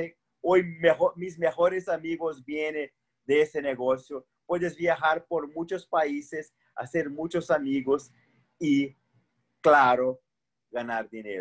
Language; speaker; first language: Spanish; non-native, fluent; Portuguese